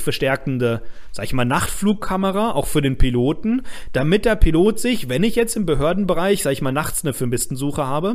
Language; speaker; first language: German; native; German